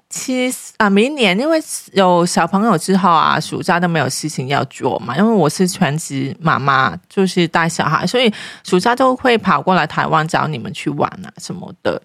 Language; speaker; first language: Chinese; non-native, local second language; Cantonese